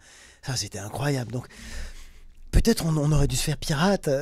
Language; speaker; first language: French; native; French